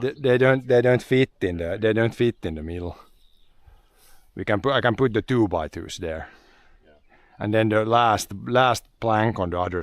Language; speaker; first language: English; non-native, fluent; Swedish